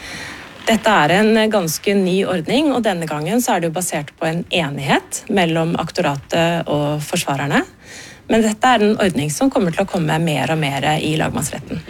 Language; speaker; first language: Norwegian; native; Norwegian